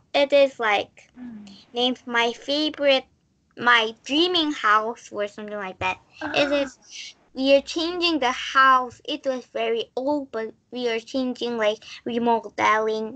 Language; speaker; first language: English; non-native, learner; Korean